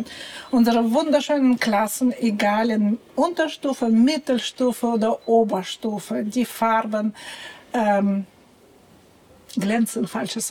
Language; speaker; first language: German; non-native, fluent; Russian